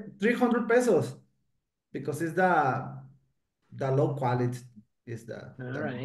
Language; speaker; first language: English; non-native, learner; Spanish